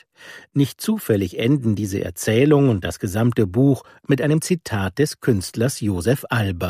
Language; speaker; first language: German; native; German